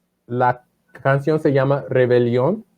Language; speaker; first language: Spanish; non-native, fluent; English